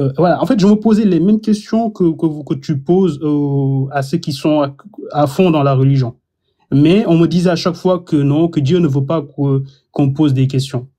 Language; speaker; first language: French; non-native, local second language; Wolof